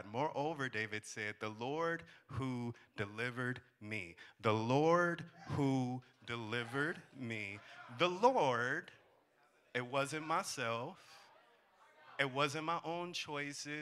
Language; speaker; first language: English; native; English